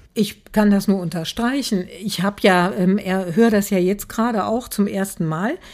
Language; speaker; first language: German; native; German